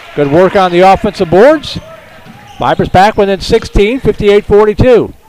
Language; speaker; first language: English; native; English